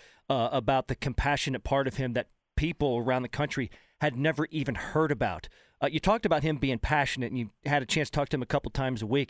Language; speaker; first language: English; native; English